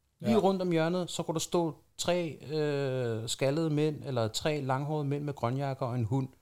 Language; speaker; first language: Danish; early bilingual, other home language; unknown